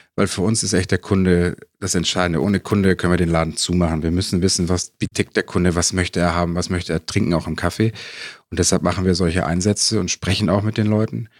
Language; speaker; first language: German; native; German